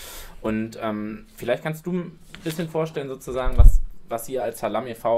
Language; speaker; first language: German; native; German